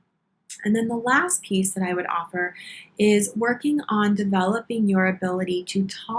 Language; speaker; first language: English; native; English